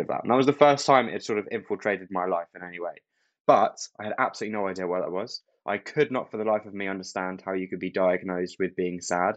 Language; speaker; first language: English; native; English